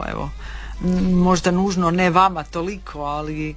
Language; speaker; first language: Serbian; native; Serbian